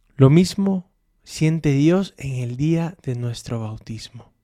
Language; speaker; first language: Spanish; native; Spanish